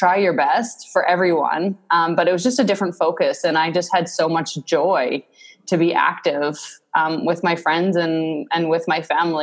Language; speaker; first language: English; native; English